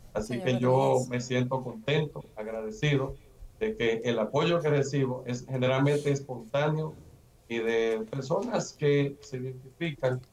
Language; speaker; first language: Spanish; native; Spanish